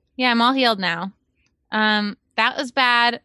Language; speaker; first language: English; native; English